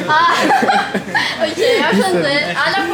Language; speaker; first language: French; non-native, fluent; Greek